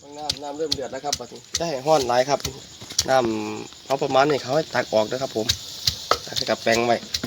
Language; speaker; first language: Thai; native; Thai